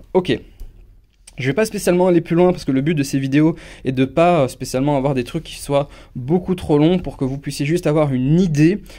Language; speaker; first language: French; non-native, fluent; English